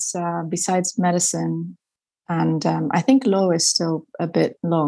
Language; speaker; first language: English; non-native, fluent; Spanish